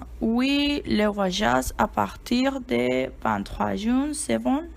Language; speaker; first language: French; non-native, learner; Spanish